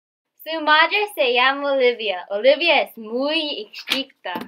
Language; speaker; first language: Spanish; non-native, learner; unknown